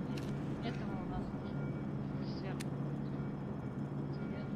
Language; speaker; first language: Russian; native; Russian